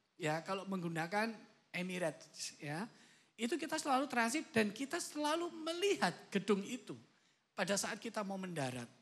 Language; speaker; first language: Indonesian; native; Indonesian